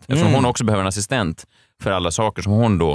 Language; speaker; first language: Swedish; native; Swedish